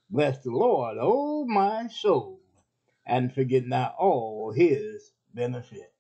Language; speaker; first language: English; native; English